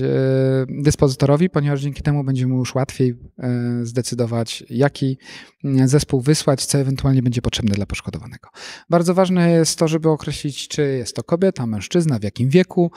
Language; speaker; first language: Polish; native; Polish